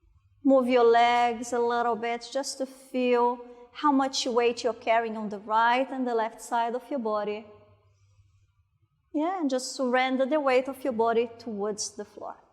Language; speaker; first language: English; non-native, fluent; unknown